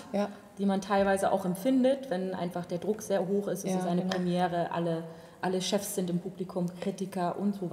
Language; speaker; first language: German; native; German